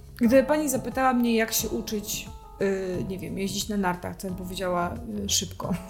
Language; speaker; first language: Polish; native; Polish